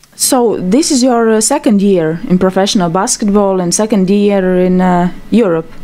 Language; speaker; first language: English; non-native, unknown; Latvian